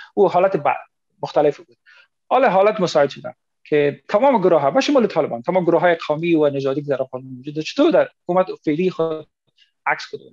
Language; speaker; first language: Persian; non-native, local second language; Pashto